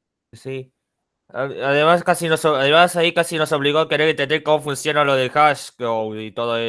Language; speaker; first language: Spanish; native; Spanish